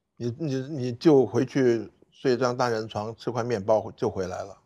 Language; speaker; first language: Chinese; non-native, fluent; Cantonese